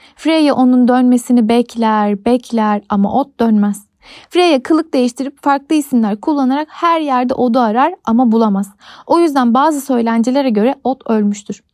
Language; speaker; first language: Turkish; native; Turkish